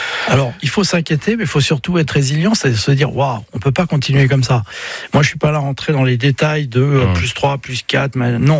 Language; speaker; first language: French; native; French